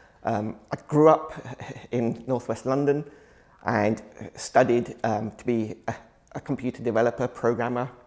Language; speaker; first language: English; early bilingual, other home language; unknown